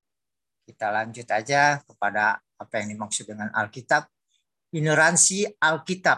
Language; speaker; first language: Indonesian; native; Indonesian